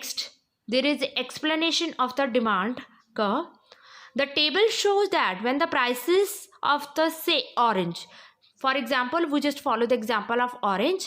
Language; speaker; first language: English; non-native, local second language; Hindi